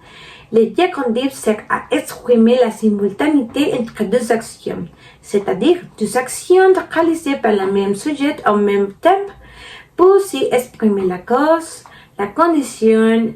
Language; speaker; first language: French; non-native, learner; Spanish